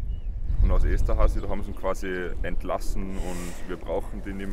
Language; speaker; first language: German; native; German